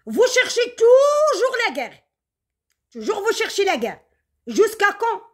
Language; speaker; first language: French; non-native, local second language; Arabic